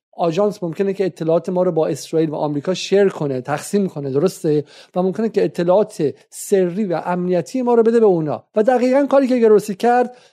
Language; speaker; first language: Persian; native; Persian